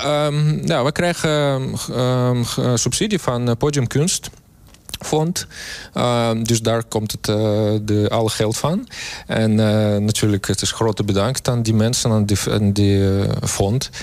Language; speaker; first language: Dutch; non-native, learner; Russian